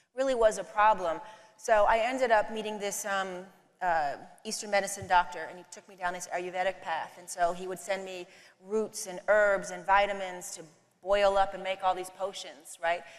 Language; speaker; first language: English; native; English